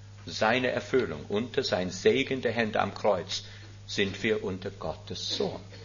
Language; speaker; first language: German; non-native, fluent; English